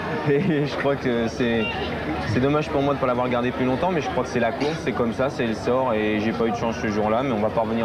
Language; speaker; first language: French; native; French